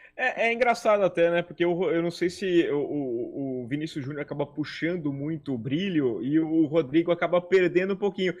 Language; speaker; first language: Portuguese; native; Portuguese